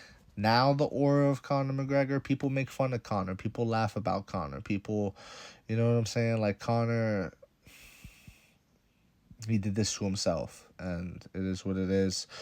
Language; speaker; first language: English; native; English